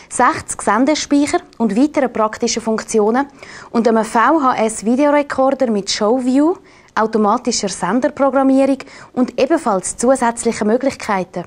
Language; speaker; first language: German; native; German